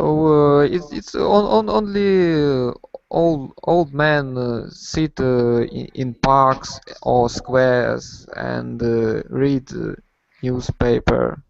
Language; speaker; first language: English; non-native, learner; Russian